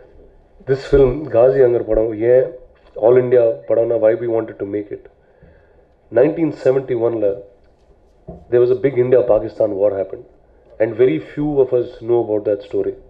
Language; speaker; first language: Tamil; non-native, learner; Telugu